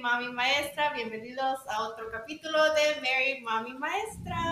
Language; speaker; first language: Spanish; early bilingual, other home language; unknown